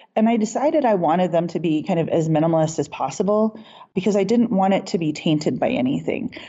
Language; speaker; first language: English; native; English